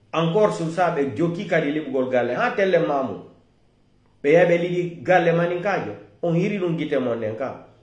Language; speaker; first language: French; non-native, local second language; Fula